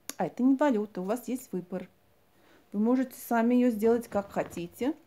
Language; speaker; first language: Russian; non-native, local second language; Latvian